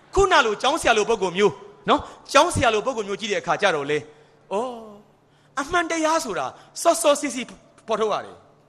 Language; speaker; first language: Burmese; native; Burmese